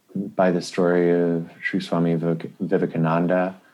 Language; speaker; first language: English; native; English